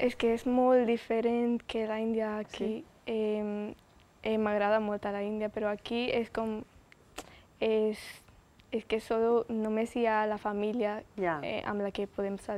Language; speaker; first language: Catalan; early bilingual, other home language; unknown